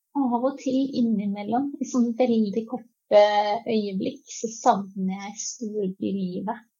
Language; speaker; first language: Norwegian; early bilingual, other home language; Czech